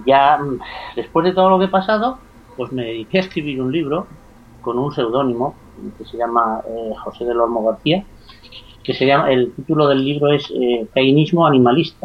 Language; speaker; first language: Spanish; native; Spanish